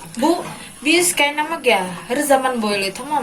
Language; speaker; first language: Turkish; non-native, learner; Indonesian